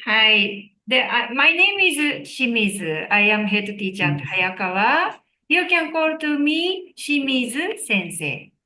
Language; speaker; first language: English; non-native, learner; Japanese